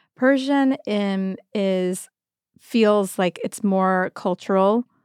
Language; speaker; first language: English; early bilingual, other home language; Persian